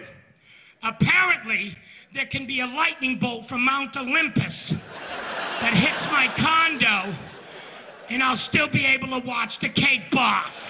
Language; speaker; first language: English; native; English